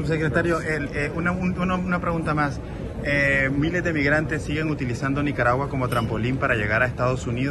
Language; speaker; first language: Spanish; native; Spanish